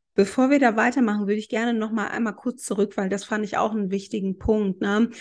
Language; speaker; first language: German; native; German